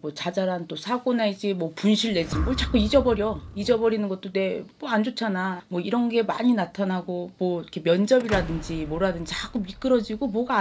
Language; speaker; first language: Korean; native; Korean